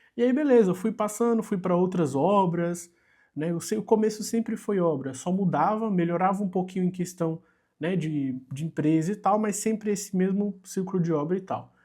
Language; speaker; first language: Portuguese; native; Portuguese